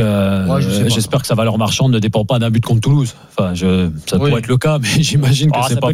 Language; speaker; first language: French; native; French